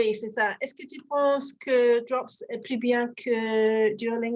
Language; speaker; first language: French; non-native, learner; English